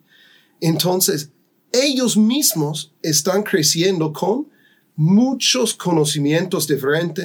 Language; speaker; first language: Spanish; non-native, fluent; English